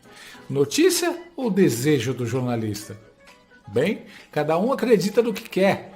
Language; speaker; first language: Portuguese; native; Portuguese